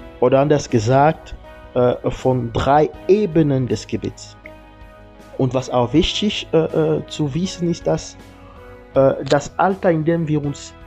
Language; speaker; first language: German; non-native, learner; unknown